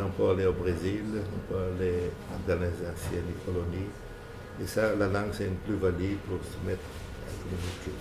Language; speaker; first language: French; non-native, fluent; Portuguese